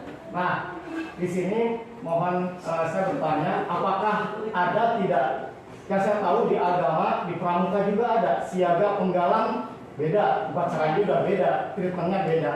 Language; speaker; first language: Indonesian; native; Indonesian